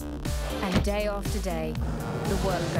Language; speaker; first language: English; native; English